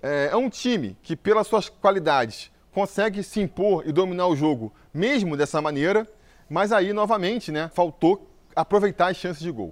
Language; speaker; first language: Portuguese; native; Portuguese